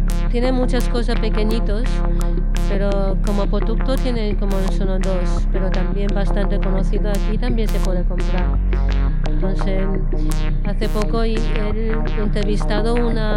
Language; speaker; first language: Spanish; non-native, learner; Chinese